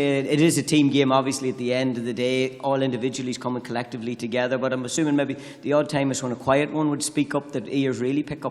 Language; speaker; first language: English; native; English